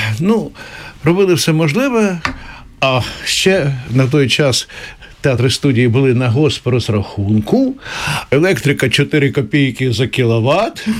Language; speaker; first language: Ukrainian; native; Ukrainian